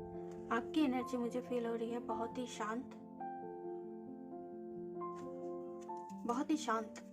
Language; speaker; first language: Hindi; native; Hindi